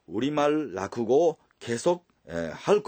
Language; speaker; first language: Korean; non-native, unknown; Japanese